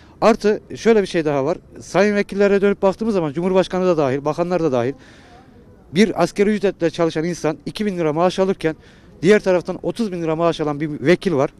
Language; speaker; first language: Turkish; native; Turkish